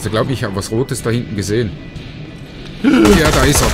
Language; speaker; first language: German; native; German